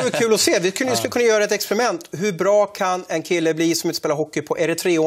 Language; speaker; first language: Swedish; native; Swedish